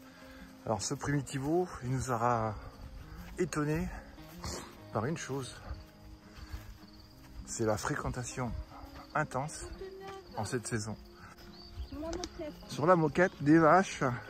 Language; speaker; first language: French; native; French